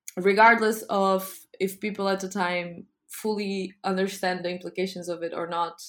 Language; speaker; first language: English; non-native, fluent; Portuguese